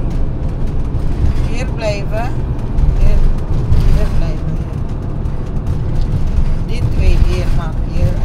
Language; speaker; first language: Dutch; non-native, learner; Filipino